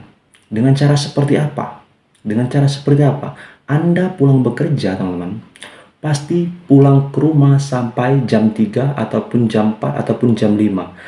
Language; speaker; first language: Indonesian; native; Indonesian